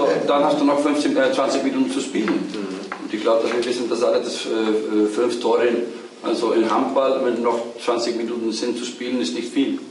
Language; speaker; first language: German; non-native, fluent; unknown